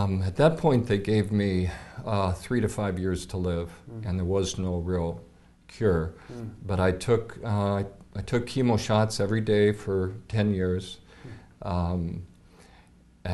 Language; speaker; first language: English; native; English